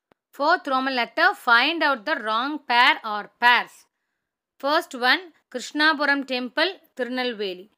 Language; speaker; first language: English; non-native, local second language; Tamil